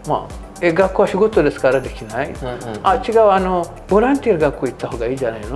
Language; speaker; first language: Japanese; non-native, fluent; Amharic